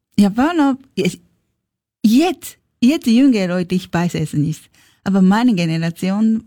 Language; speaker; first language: German; non-native, learner; Japanese